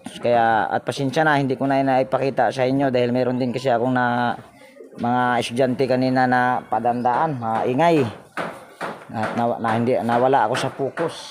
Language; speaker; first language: Filipino; non-native, local second language; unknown